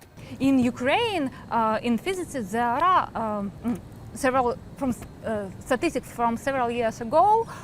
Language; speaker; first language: English; non-native, learner; Ukrainian